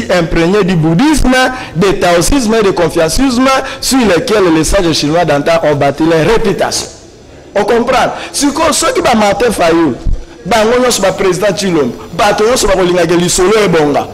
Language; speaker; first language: French; non-native, local second language; Lingala